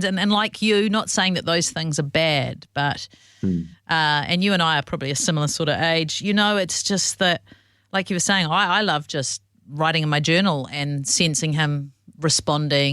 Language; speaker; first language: English; native; English